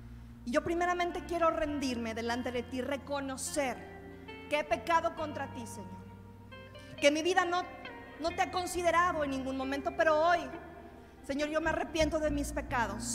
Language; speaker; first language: Spanish; native; Spanish